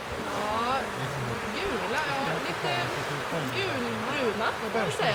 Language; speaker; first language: Swedish; native; Swedish